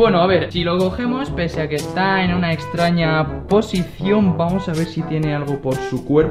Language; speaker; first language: Spanish; native; Spanish